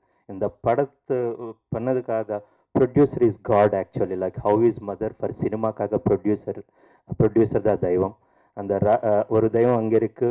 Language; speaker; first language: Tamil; non-native, learner; Telugu